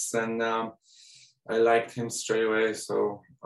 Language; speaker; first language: English; non-native, fluent; Polish